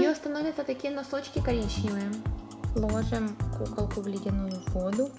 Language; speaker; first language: Russian; native; Russian